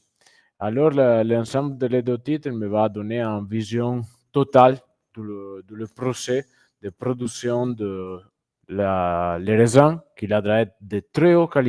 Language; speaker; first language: French; non-native, fluent; Italian